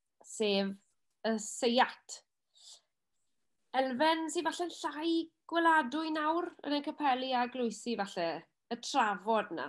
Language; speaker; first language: Welsh; native; Welsh